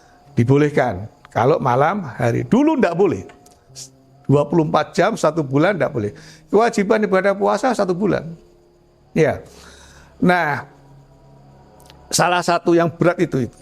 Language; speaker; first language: Indonesian; native; Indonesian